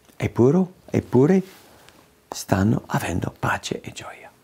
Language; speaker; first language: Italian; non-native, fluent; English